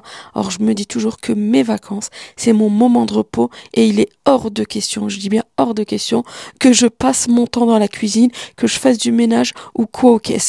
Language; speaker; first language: French; early bilingual, other home language; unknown